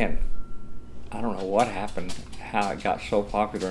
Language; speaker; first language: English; native; English